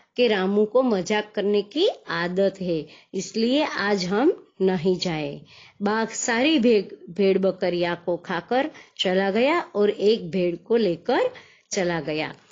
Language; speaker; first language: Hindi; non-native, local second language; Gujarati